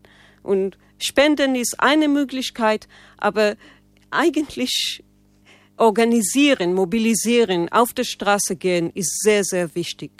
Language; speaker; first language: German; non-native, learner; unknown